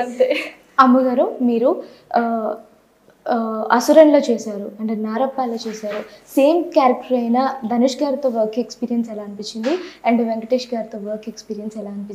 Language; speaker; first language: Telugu; native; Telugu